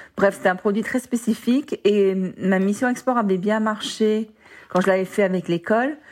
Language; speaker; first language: French; native; French